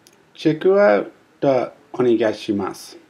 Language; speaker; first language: Japanese; non-native, learner; English